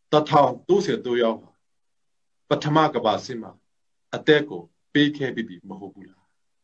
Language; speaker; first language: Burmese; non-native, local second language; Hakha Chin